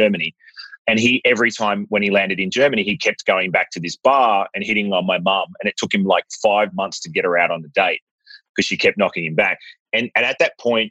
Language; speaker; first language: English; native; English